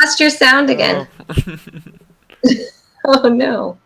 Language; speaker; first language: English; native; English